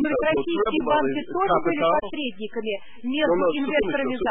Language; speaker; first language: Russian; native; Russian